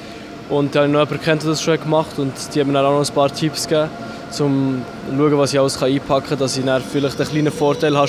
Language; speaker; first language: German; native; German